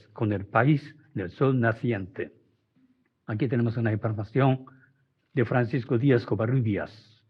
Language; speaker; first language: Spanish; non-native, fluent; Japanese